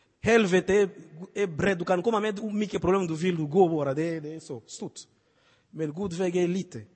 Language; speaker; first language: Swedish; non-native, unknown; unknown